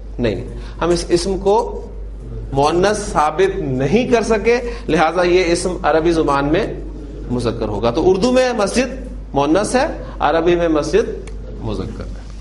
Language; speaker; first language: Urdu; native; Urdu